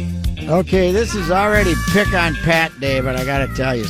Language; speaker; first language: English; native; English